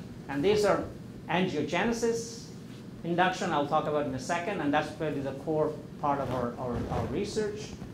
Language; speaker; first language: English; non-native, local second language; Bangla